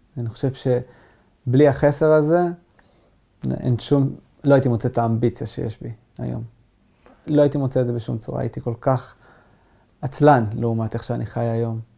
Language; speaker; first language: Hebrew; non-native, local second language; Arabic